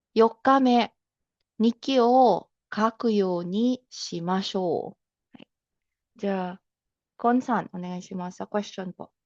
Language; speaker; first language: Japanese; non-native, fluent; Filipino